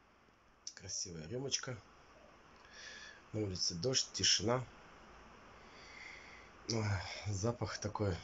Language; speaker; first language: Russian; native; Russian